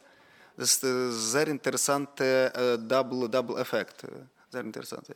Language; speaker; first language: German; non-native, fluent; Ukrainian